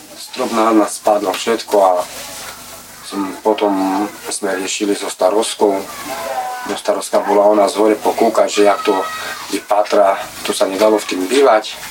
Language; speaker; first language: Slovak; non-native, local second language; Romany